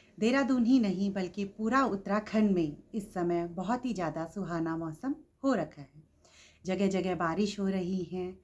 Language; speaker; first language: Hindi; native; Hindi